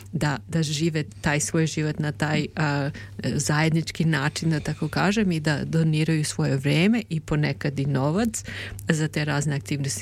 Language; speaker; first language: Serbian; native; Serbian